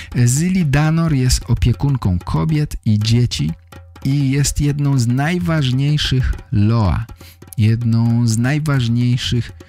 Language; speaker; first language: Polish; native; Polish